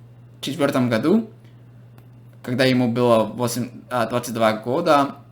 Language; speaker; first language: Russian; non-native, fluent; English